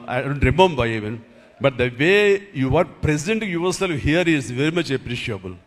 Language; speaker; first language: English; non-native, local second language; Telugu